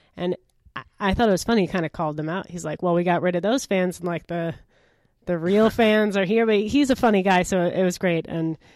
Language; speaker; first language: English; native; English